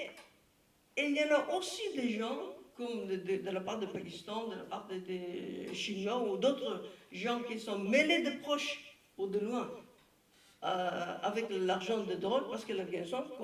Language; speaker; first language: French; non-native, fluent; Persian